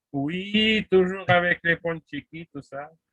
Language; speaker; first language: French; non-native, fluent; Russian